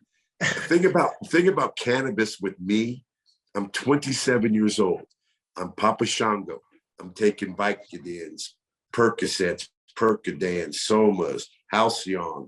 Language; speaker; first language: English; native; English